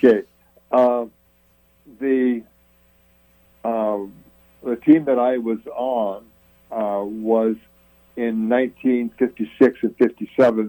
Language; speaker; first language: English; native; English